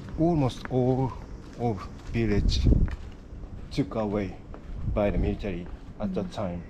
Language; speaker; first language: English; non-native, learner; Japanese